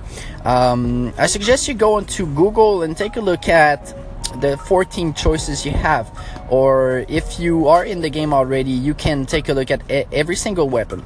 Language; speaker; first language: English; non-native, fluent; French